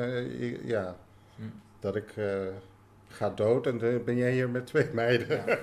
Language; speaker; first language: Dutch; non-native, fluent; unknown